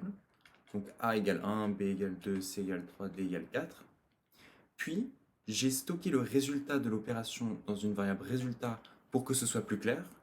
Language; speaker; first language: French; native; French